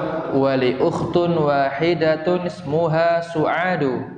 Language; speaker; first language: Arabic; non-native, fluent; Indonesian